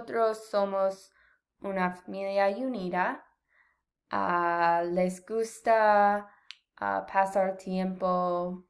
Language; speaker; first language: Spanish; non-native, learner; English